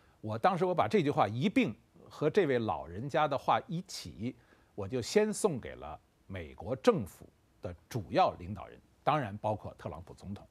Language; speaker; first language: Chinese; native; Chinese